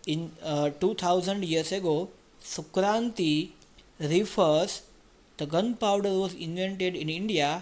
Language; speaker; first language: English; non-native, local second language; Gujarati